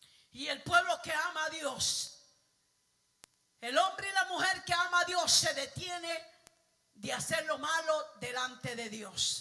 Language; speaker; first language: Spanish; native; Spanish